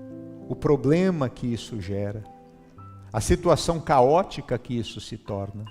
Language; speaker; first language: Portuguese; native; Portuguese